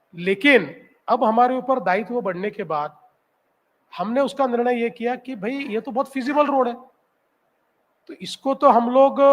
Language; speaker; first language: Hindi; non-native, local second language; Marathi